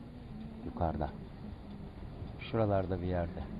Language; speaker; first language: Turkish; native; Turkish